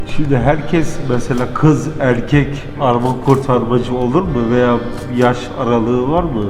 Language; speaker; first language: Turkish; native; Turkish